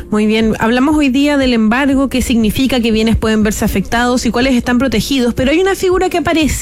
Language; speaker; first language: Spanish; native; Spanish